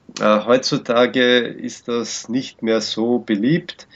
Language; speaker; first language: German; native; German